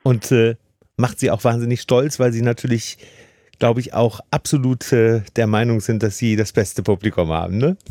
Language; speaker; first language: German; native; German